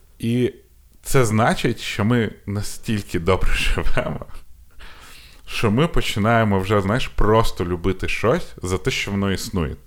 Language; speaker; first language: Ukrainian; native; Ukrainian